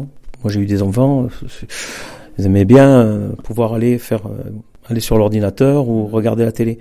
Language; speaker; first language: French; native; French